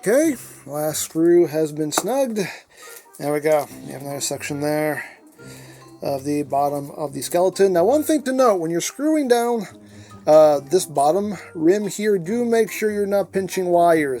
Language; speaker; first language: English; native; English